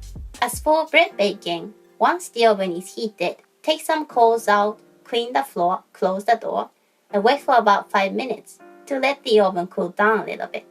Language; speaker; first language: English; non-native, fluent; Japanese